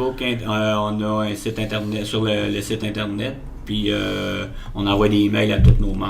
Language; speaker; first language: French; native; French